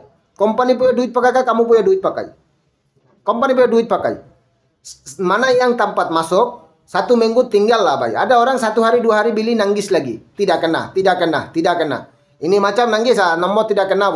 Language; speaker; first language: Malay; non-native, learner; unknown